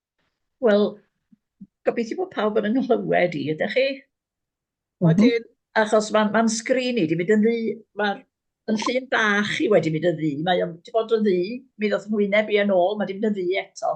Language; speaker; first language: Welsh; native; Welsh